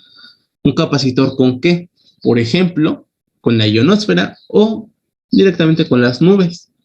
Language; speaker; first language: Spanish; native; Spanish